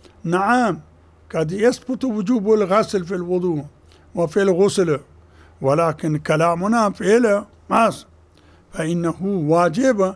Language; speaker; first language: Arabic; non-native, fluent; Urdu